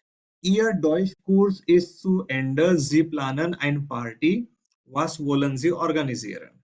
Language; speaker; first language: German; non-native, fluent; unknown